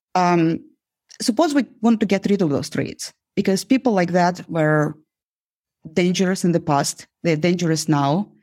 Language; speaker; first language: English; non-native, fluent; Uzbek